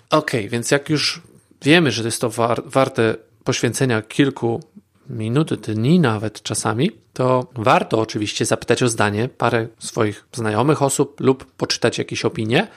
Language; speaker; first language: Polish; native; Polish